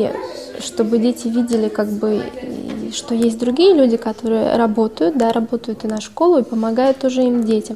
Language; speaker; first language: Russian; native; Russian